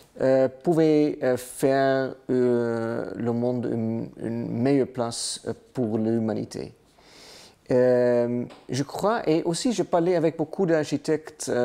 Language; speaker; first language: French; non-native, learner; Dutch